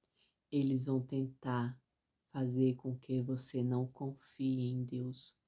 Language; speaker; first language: Portuguese; native; Portuguese